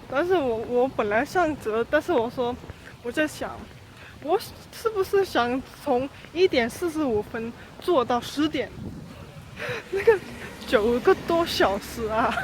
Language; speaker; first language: Chinese; early bilingual, heritage; Chinese